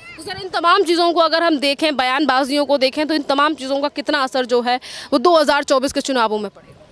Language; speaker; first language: Hindi; native; Hindi